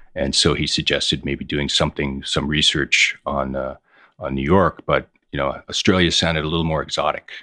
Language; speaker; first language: English; native; English